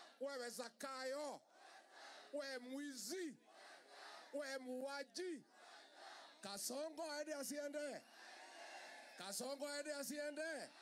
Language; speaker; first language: Swahili; non-native, local second language; Kikuyu